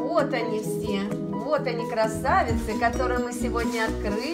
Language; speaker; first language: Russian; native; Russian